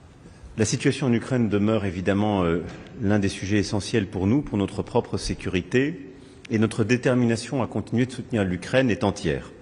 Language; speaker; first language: French; native; French